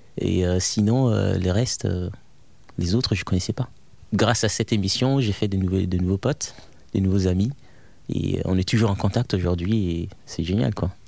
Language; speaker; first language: French; non-native, fluent; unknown